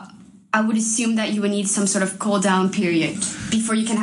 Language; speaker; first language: English; non-native, fluent; French